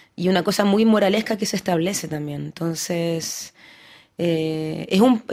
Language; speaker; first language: Spanish; early bilingual, heritage; French